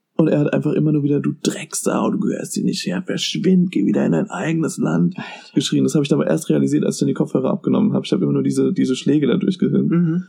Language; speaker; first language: German; native; German